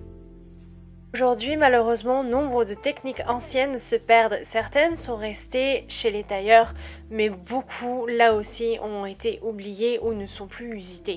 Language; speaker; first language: French; native; French